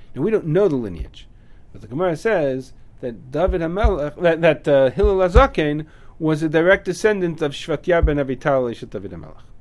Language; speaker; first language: English; native; English